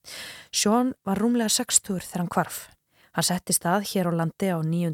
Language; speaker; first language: Icelandic; native; Icelandic